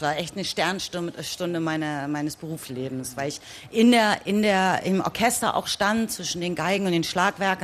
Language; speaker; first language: German; native; German